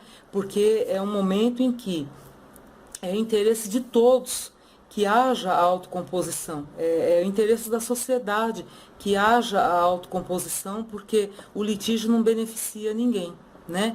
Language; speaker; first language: Portuguese; native; Portuguese